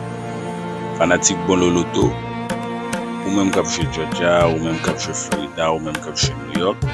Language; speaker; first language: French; non-native, local second language; Haitian Creole